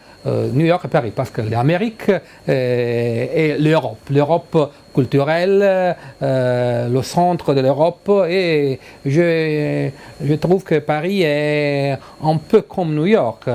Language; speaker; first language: French; non-native, learner; Italian